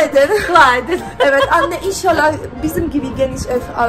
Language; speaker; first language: Turkish; non-native, learner; Polish